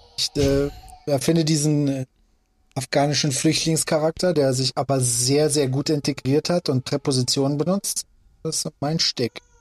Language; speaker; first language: German; early bilingual, other home language; Persian